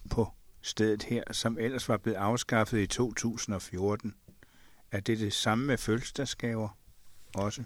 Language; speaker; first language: Danish; native; Danish